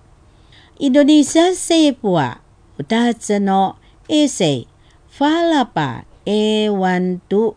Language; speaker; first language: Japanese; non-native, fluent; Indonesian